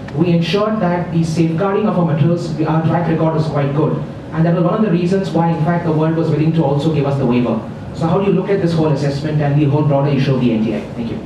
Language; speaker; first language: English; non-native, fluent; Persian